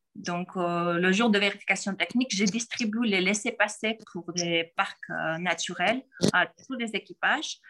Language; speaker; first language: French; non-native, fluent; Georgian